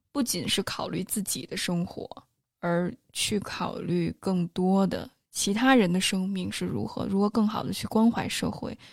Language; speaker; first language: Chinese; native; Chinese